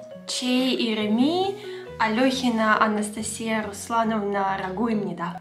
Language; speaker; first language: Korean; non-native, learner; Russian